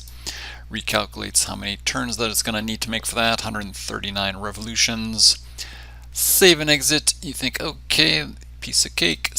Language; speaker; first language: English; native; English